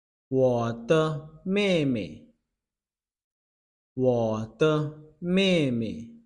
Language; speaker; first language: Chinese; non-native, fluent; Lao